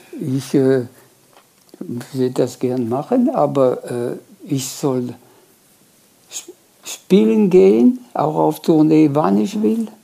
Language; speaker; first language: German; non-native, local second language; French